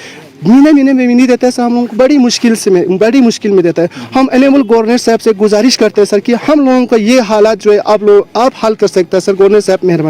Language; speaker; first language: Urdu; non-native, local second language; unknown